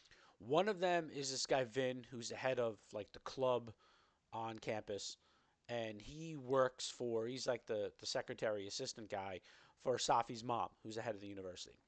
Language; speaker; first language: English; native; English